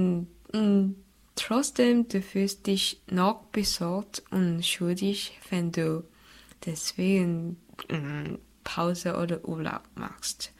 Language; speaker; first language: German; non-native, fluent; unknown